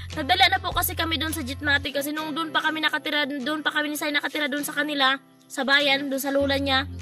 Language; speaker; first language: Filipino; non-native, local second language; Cebuano